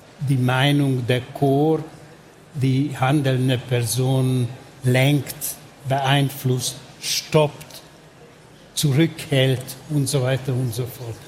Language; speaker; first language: German; non-native, fluent; Hungarian